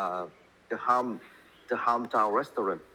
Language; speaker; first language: English; non-native, learner; Vietnamese